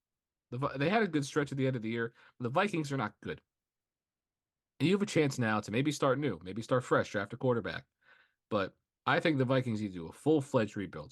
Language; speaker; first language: English; native; English